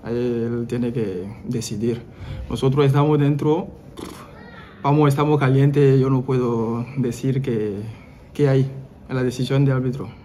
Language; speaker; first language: Spanish; non-native, fluent; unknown